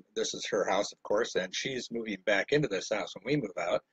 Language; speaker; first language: English; native; English